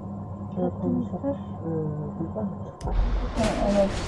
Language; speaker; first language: Polish; non-native, learner; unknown